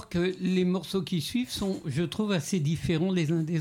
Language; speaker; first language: French; native; French